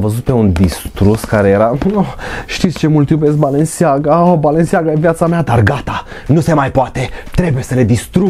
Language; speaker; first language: Romanian; native; Romanian